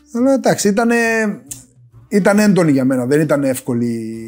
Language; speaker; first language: Greek; native; Greek